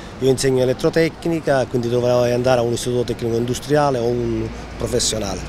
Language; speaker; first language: Italian; native; Italian